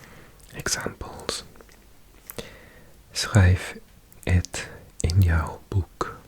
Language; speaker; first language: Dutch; non-native, learner; English